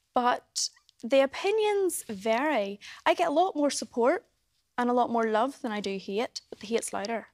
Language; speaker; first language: English; native; English